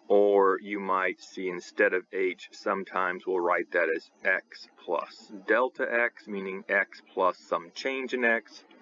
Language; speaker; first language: English; native; English